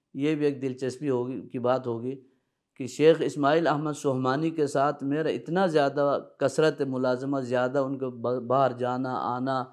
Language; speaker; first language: Urdu; early bilingual, other home language; Balti